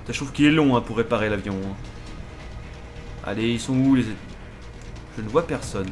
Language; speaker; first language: French; native; French